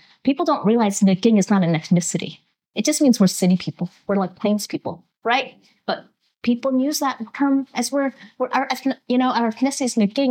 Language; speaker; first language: English; early bilingual, other home language; Vietnamese